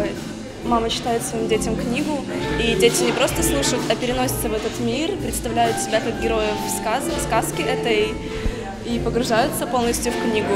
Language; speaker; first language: Russian; native; Russian